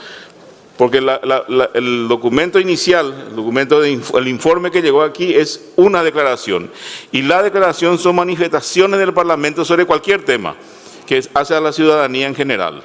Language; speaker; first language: Spanish; native; Spanish